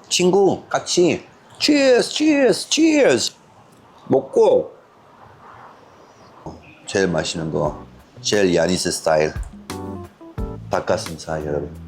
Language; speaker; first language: Korean; non-native, fluent; French